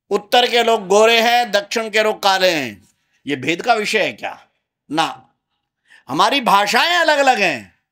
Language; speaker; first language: Hindi; native; Hindi